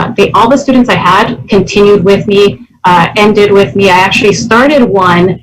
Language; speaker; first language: English; native; English